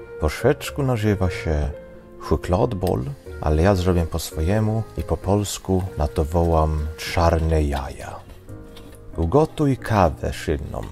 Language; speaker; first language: Polish; non-native, fluent; Swedish